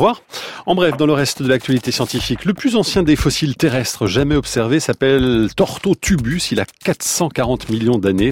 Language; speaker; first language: French; native; French